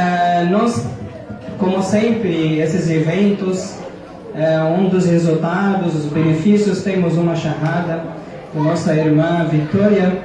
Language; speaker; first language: Portuguese; non-native, fluent; Arabic